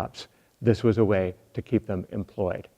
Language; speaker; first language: English; native; English